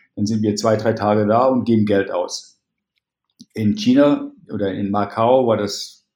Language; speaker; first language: German; native; German